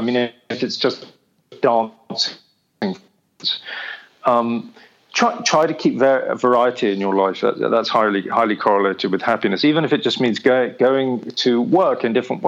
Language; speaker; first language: English; native; English